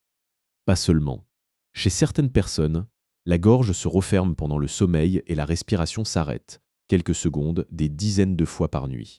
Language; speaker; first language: French; native; French